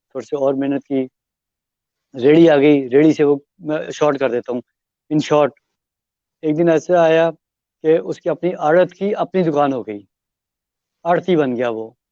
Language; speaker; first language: Urdu; non-native, local second language; Punjabi